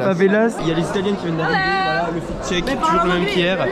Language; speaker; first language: French; native; French